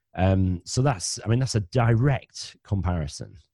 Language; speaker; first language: English; native; English